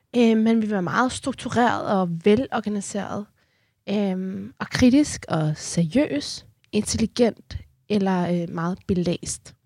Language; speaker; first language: Danish; early bilingual, other home language; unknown